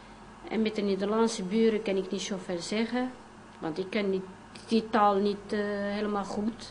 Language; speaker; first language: Dutch; non-native, fluent; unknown